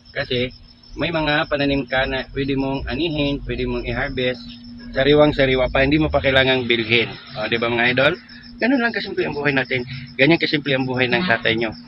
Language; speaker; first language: Filipino; non-native, local second language; Cebuano